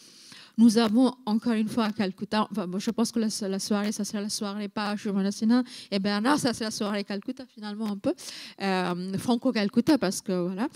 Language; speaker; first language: French; non-native, fluent; Bangla